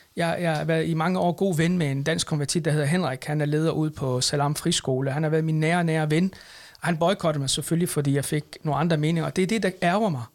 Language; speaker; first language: Danish; early bilingual, other home language; Arabic